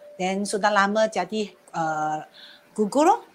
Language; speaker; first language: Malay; non-native, local second language; Chinese